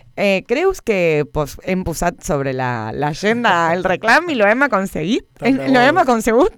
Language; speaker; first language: Catalan; non-native, fluent; Spanish